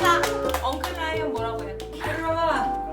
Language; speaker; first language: Korean; native; Korean